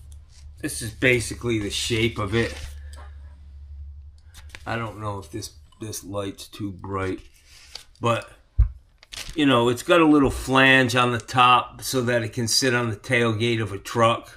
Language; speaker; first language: English; native; English